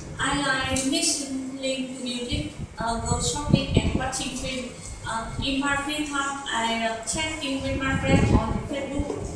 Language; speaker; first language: English; non-native, learner; Vietnamese